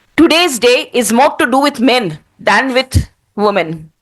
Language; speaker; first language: English; non-native, local second language; Bangla